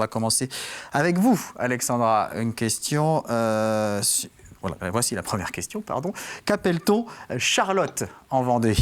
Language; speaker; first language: French; native; French